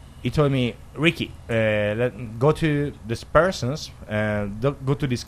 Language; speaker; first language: English; non-native, learner; Italian